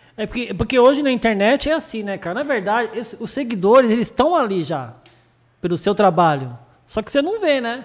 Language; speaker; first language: Portuguese; early bilingual, other home language; Japanese